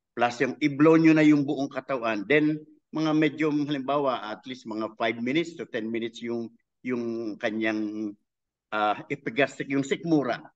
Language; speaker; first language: Filipino; native; Filipino